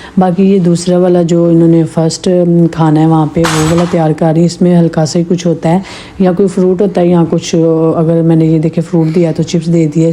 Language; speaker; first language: Urdu; native; Urdu